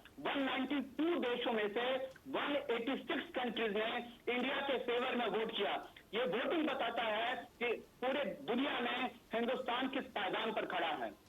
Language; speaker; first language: Hindi; native; Hindi